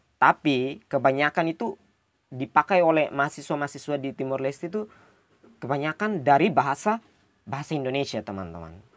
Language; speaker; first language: Indonesian; non-native, local second language; Tetum